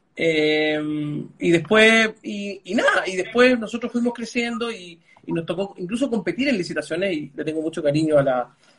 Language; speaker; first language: Spanish; early bilingual, other home language; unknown